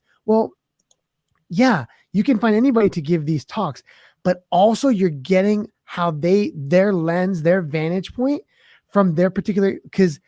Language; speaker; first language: English; native; English